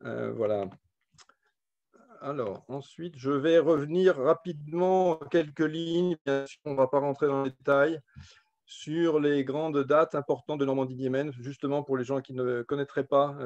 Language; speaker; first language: French; native; French